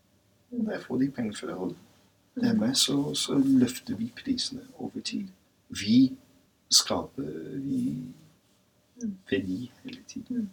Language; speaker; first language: Norwegian; non-native, fluent; English